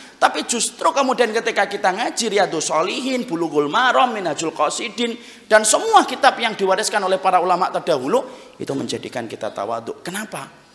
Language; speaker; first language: Indonesian; native; Indonesian